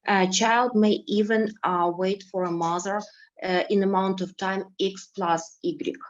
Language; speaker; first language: English; non-native, fluent; Ukrainian